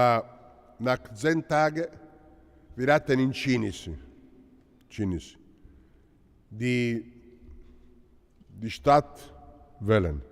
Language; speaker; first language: German; non-native, learner; Italian